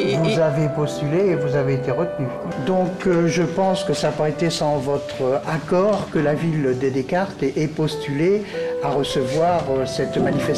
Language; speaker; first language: French; native; French